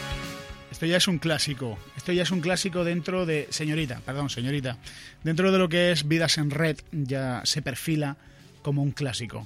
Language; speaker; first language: Spanish; native; Spanish